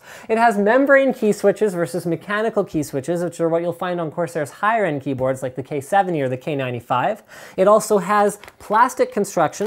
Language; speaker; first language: English; native; English